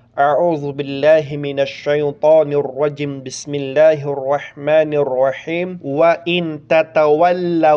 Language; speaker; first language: Arabic; non-native, fluent; Filipino